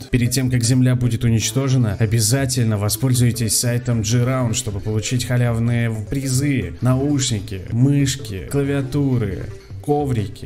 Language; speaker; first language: Russian; native; Russian